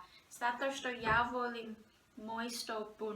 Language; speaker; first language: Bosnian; non-native, learner; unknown